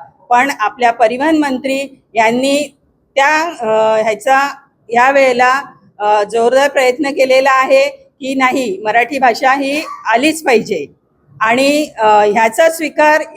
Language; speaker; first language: Marathi; native; Marathi